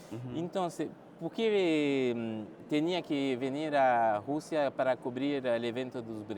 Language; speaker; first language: Spanish; non-native, learner; French